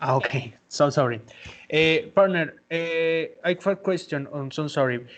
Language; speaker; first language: English; non-native, learner; Spanish